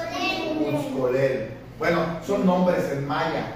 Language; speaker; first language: Spanish; native; Spanish